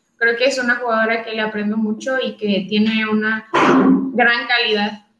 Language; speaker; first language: Spanish; native; Spanish